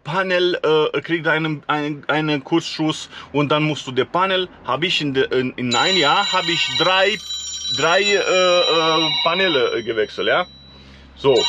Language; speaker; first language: German; non-native, fluent; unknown